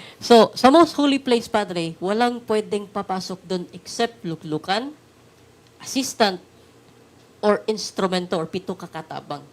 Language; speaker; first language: Filipino; non-native, local second language; Cebuano